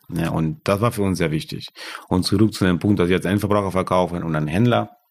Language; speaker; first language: German; non-native, fluent; Spanish